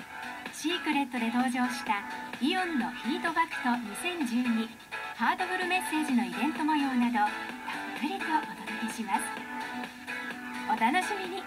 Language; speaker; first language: Japanese; native; Japanese